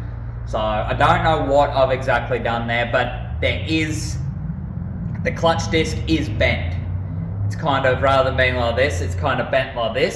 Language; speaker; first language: English; native; English